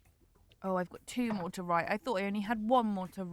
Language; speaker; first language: English; native; English